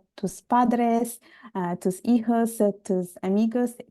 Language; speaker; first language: Spanish; non-native, learner; Bangla